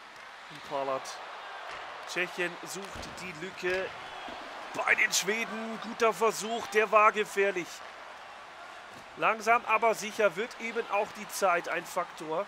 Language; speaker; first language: German; native; German